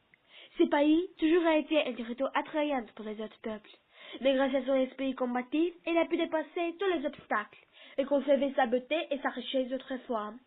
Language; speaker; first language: French; non-native, learner; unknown